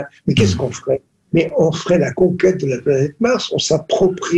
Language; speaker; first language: French; native; French